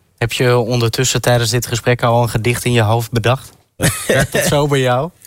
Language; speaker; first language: Dutch; native; Dutch